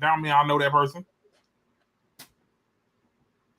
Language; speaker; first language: English; native; English